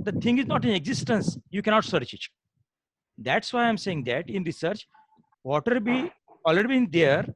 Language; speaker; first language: English; non-native, local second language; Marathi